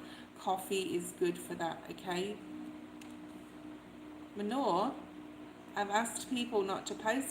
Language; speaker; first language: English; native; English